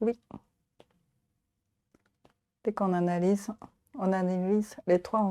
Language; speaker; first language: French; non-native, fluent; Japanese